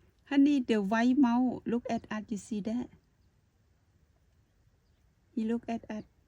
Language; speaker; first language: English; non-native, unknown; Thai